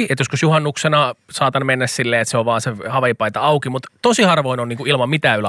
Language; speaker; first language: Finnish; native; Finnish